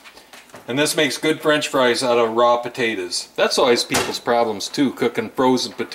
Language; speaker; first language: English; native; English